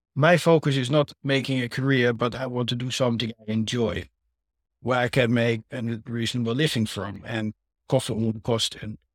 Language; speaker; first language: English; non-native, fluent; Dutch